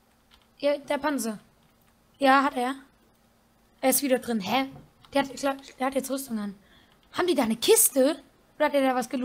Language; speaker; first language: German; native; German